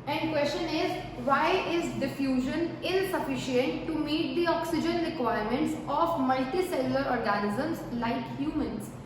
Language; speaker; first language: English; non-native, local second language; Hindi